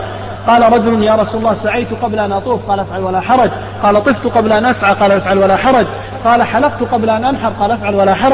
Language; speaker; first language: Arabic; native; Arabic